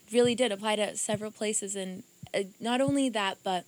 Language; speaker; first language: English; early bilingual, other home language; Portuguese